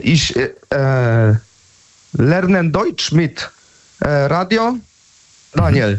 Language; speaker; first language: German; non-native, learner; Polish